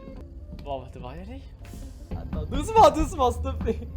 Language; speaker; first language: French; native; French